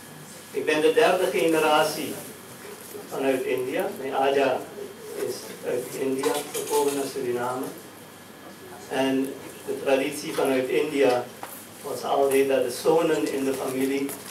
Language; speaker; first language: Dutch; non-native, local second language; Caribbean Hindustani